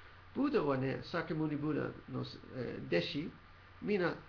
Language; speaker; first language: Japanese; non-native, learner; English